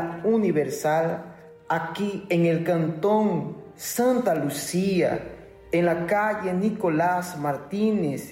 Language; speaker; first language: Spanish; non-native, fluent; Portuguese